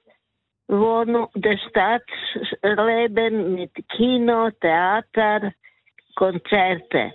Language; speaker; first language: German; non-native, learner; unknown